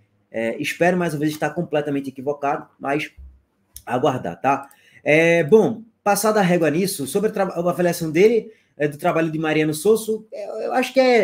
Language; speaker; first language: Portuguese; native; Portuguese